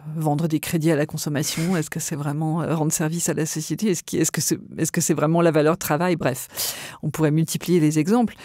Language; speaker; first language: French; native; French